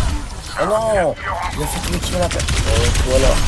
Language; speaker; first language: French; native; French